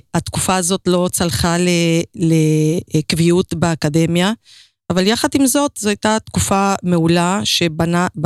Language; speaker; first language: Hebrew; non-native, fluent; Spanish